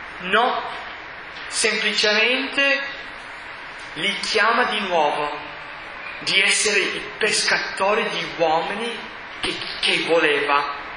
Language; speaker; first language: Italian; non-native, fluent; English